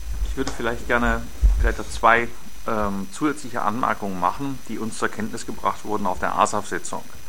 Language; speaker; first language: German; native; German